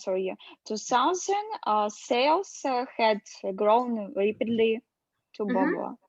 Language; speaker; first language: English; non-native, learner; Russian